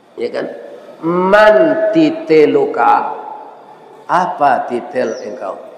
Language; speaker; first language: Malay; non-native, local second language; Minangkabau